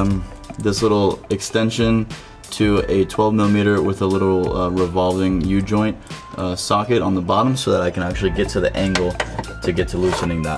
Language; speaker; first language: English; native; English